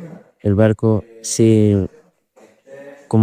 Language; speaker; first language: Spanish; non-native, learner; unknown